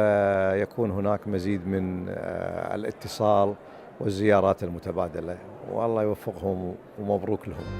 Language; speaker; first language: Arabic; native; Arabic